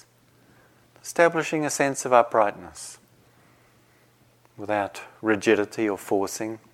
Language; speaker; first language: English; native; English